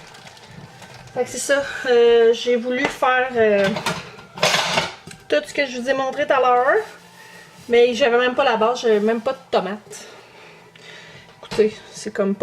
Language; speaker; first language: French; native; French